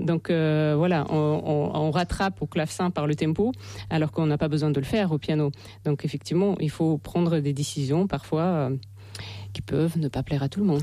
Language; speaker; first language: French; non-native, fluent; Russian